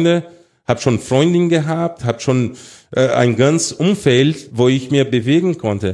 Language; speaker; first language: German; non-native, fluent; Portuguese